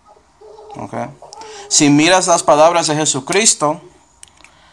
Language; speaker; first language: Spanish; non-native, fluent; English